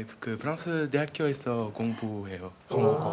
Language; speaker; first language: Korean; non-native, learner; French